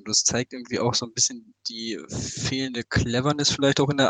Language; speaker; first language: German; native; German